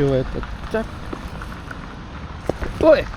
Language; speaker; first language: Russian; non-native, local second language; Estonian